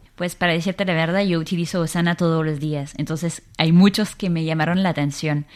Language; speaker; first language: Spanish; non-native, fluent; French